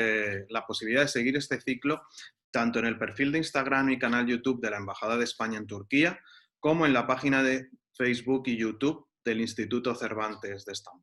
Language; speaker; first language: Spanish; native; Spanish